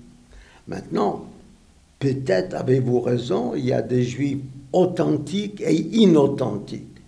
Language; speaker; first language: French; non-native, fluent; Yiddish